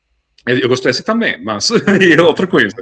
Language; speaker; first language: Portuguese; non-native, fluent; English